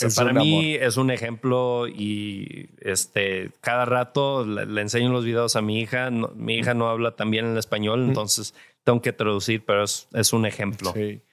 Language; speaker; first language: Spanish; native; Spanish